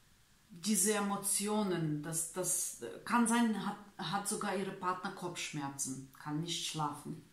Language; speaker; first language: German; non-native, learner; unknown